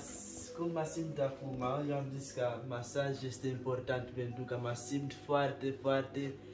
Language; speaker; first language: Romanian; non-native, learner; Swahili